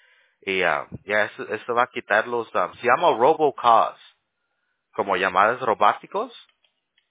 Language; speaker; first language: Spanish; early bilingual, heritage; Spanish